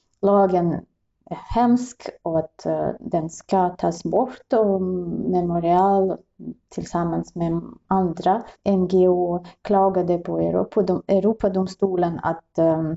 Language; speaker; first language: Swedish; non-native, fluent; Russian